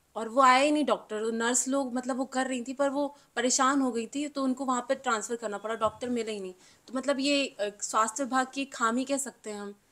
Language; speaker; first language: Hindi; native; Hindi